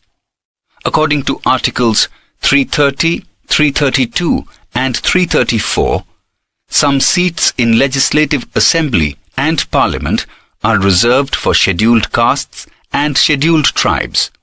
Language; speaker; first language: English; non-native, local second language; Gujarati